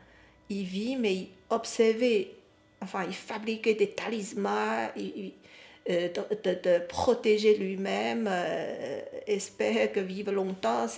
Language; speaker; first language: French; non-native, fluent; Chinese